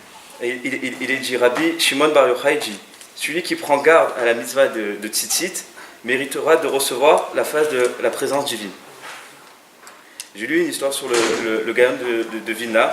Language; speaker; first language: French; native; French